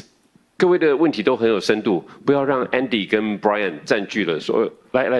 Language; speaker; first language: Chinese; native; Chinese